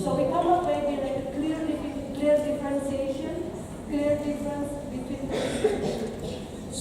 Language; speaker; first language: English; non-native, fluent; Indonesian